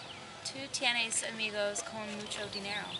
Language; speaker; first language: Spanish; non-native, learner; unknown